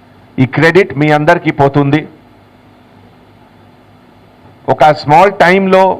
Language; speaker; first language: Telugu; non-native, local second language; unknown